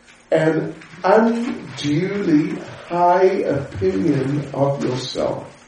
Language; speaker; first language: English; native; English